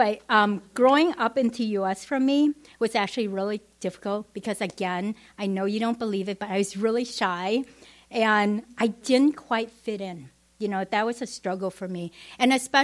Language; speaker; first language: English; non-native, fluent; Vietnamese